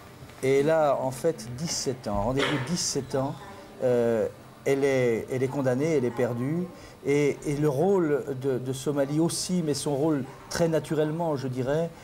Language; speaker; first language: French; native; French